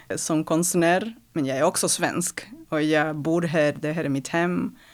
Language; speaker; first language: Swedish; non-native, fluent; Spanish